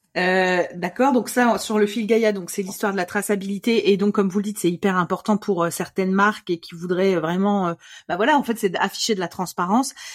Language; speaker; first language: French; native; French